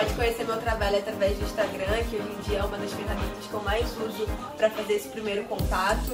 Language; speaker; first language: Portuguese; native; Portuguese